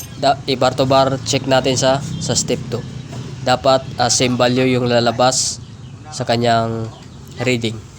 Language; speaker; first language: Filipino; non-native, local second language; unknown